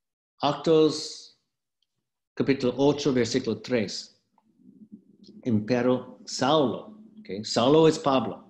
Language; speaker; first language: Spanish; non-native, fluent; English